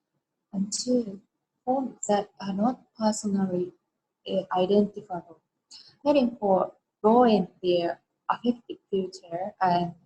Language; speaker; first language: English; non-native, learner; Japanese